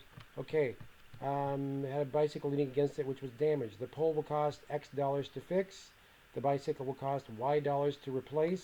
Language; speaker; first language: English; native; English